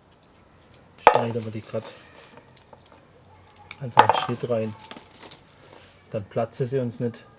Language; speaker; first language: German; native; German